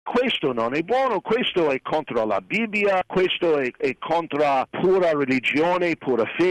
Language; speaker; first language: Italian; non-native, fluent; English